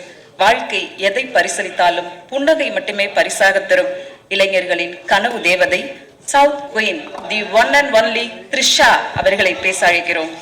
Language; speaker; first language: Tamil; native; Tamil